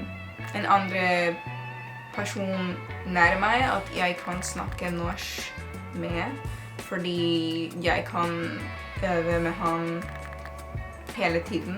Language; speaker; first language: Norwegian; non-native, learner; Spanish